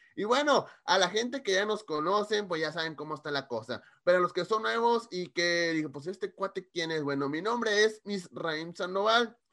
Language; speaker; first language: Spanish; native; Spanish